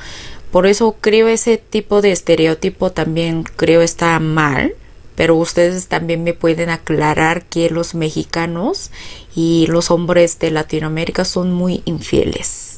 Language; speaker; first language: Spanish; non-native, fluent; Korean